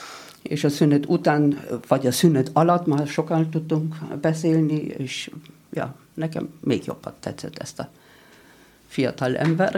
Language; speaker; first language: Hungarian; non-native, learner; German